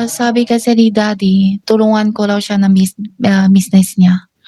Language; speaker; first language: Filipino; non-native, learner; Chinese